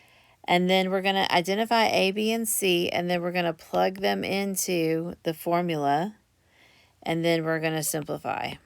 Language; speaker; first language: English; native; English